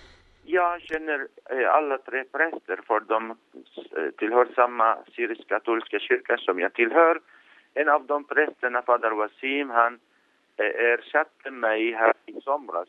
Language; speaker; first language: Swedish; non-native, fluent; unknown